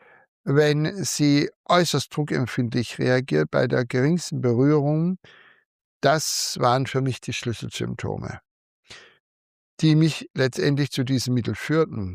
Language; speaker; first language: German; native; German